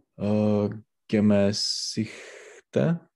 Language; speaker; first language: German; non-native, learner; Czech